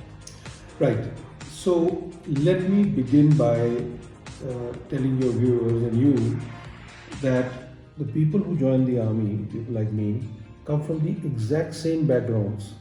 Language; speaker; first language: English; non-native, local second language; Hindi